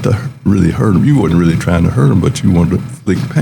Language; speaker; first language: English; native; English